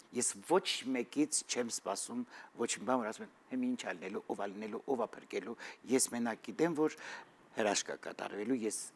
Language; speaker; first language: Armenian; native; Armenian